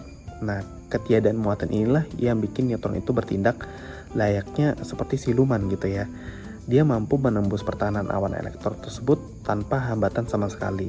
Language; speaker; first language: Indonesian; native; Indonesian